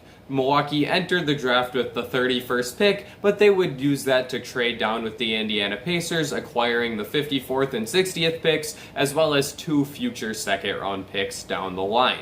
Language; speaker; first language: English; native; English